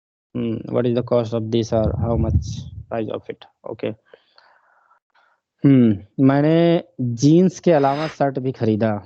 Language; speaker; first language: English; non-native, local second language; Hindi